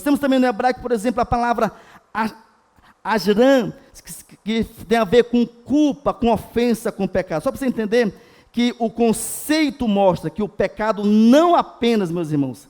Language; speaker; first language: Portuguese; native; Portuguese